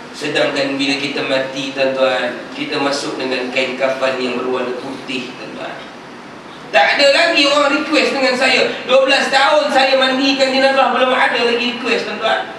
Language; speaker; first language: Malay; native; Malay